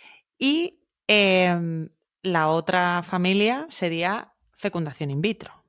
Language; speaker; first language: Spanish; native; Spanish